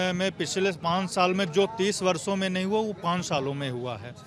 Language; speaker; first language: Hindi; native; Hindi